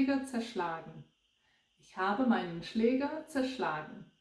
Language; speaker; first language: German; non-native, fluent; English